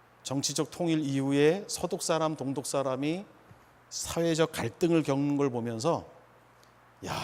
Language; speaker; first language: Korean; native; Korean